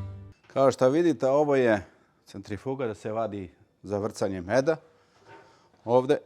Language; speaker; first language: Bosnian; early bilingual, heritage; Serbian